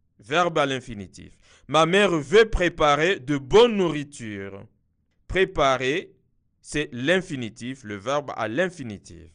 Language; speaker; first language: French; non-native, local second language; Kinyarwanda